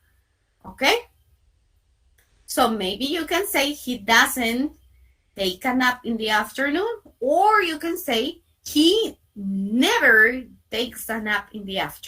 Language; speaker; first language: English; non-native, fluent; Spanish